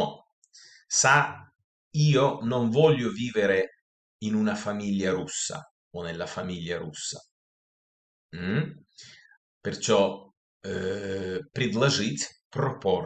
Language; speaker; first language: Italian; non-native, fluent; Russian